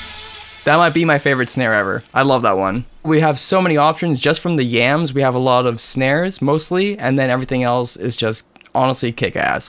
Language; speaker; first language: English; native; English